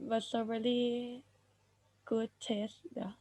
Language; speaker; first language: English; non-native, learner; Thai